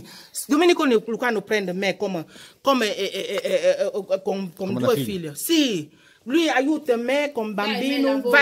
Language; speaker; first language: Italian; non-native, learner; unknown